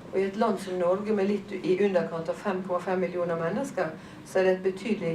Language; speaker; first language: Norwegian; native; Norwegian